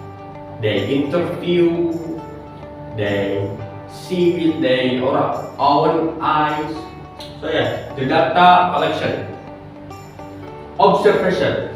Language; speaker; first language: English; non-native, learner; Indonesian